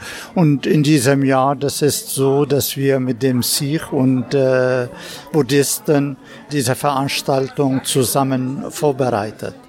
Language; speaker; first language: German; non-native, fluent; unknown